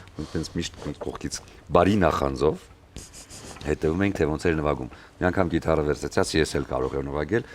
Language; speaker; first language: Armenian; native; Armenian